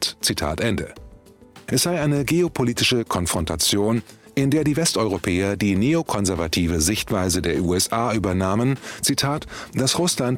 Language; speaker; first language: German; native; German